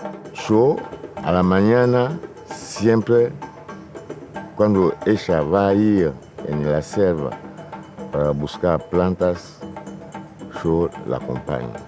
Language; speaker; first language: Spanish; non-native, fluent; Lingala